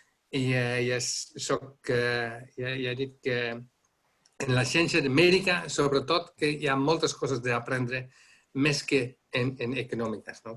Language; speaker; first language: Catalan; non-native, fluent; Dutch